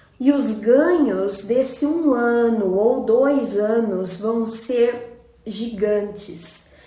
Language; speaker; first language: Portuguese; native; Portuguese